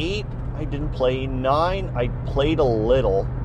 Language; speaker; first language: English; native; English